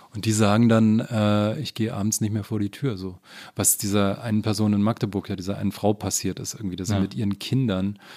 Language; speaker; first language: German; native; German